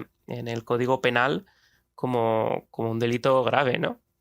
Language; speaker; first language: Spanish; native; Spanish